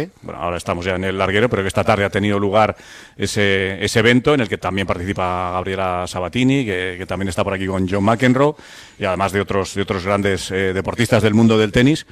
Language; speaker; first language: Spanish; native; Spanish